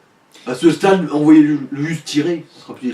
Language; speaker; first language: French; native; French